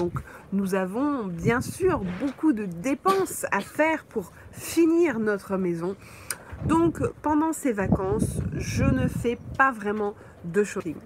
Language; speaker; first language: French; native; French